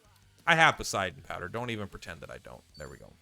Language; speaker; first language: English; native; English